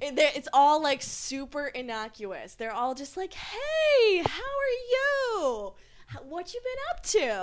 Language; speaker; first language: English; native; English